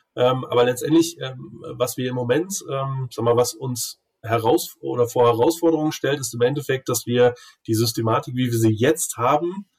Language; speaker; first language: German; native; German